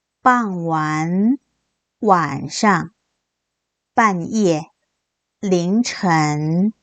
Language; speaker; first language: Chinese; non-native, fluent; Korean